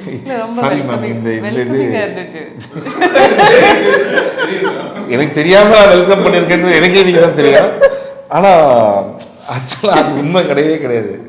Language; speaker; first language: Tamil; native; Tamil